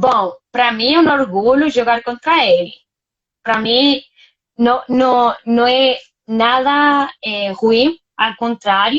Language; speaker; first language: Portuguese; non-native, fluent; Spanish